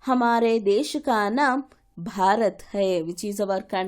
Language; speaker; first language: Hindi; non-native, local second language; Kannada